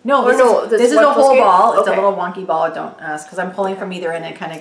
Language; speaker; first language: English; native; English